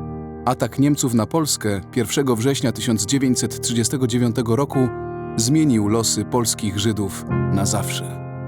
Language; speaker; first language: Polish; native; Polish